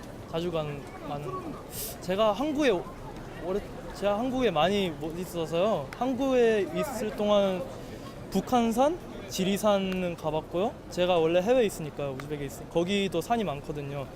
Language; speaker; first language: Korean; early bilingual, heritage; Korean